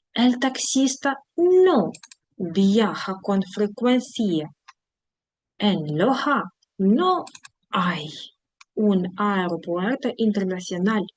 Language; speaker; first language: Spanish; non-native, fluent; Ukrainian